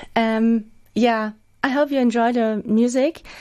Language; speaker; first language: English; non-native, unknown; German